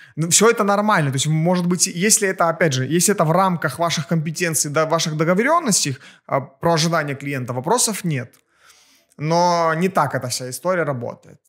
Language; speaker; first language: Russian; native; Russian